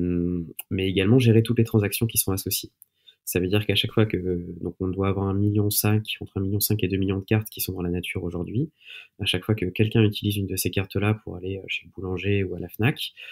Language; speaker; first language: French; native; French